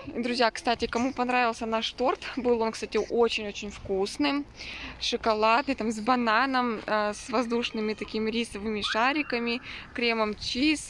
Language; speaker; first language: Russian; native; Russian